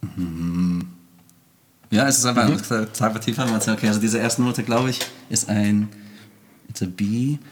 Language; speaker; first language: German; non-native, fluent; English